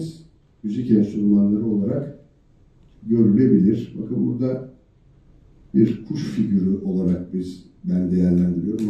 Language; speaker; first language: Turkish; native; Turkish